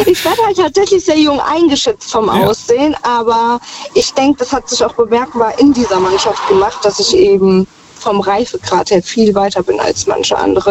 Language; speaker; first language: German; native; German